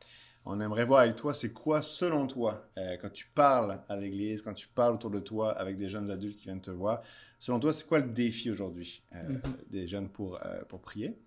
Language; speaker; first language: French; native; French